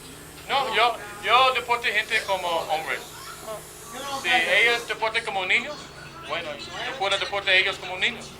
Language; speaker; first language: Spanish; non-native, fluent; English